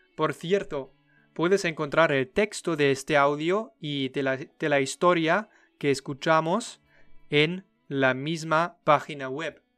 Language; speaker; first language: Spanish; non-native, fluent; German